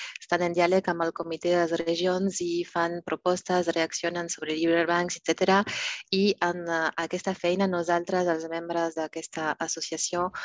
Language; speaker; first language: Catalan; non-native, learner; French